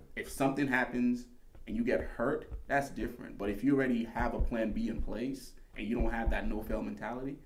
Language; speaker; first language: English; native; English